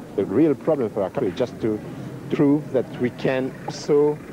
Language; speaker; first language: English; non-native, fluent; French